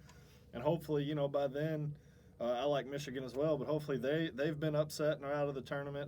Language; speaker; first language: English; native; English